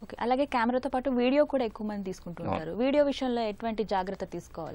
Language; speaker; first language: Telugu; native; Telugu